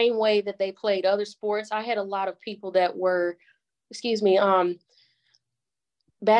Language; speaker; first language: English; native; English